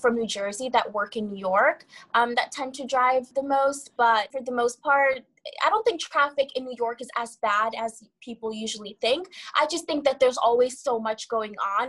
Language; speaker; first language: English; early bilingual, other home language; Kabuverdianu